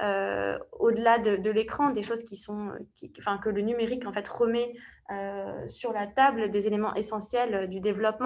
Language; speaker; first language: French; native; French